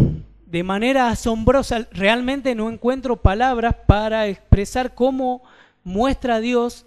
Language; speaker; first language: Spanish; native; Spanish